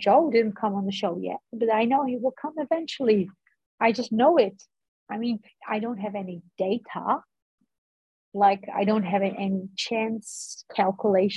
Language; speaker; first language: English; non-native, fluent; Dutch